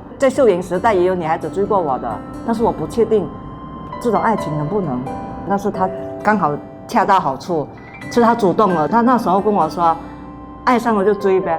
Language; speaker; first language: Chinese; non-native, local second language; Min Nan Chinese